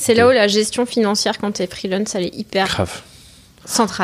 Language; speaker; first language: French; native; French